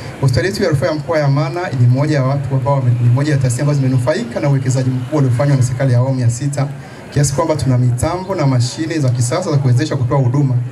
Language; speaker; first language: Swahili; native; Swahili